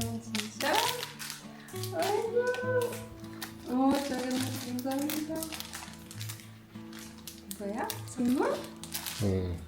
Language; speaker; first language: Korean; non-native, learner; Czech